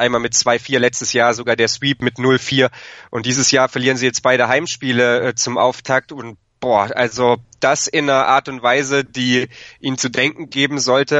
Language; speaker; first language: German; native; German